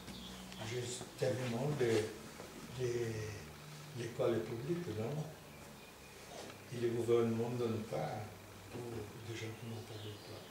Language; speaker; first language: French; non-native, fluent; Portuguese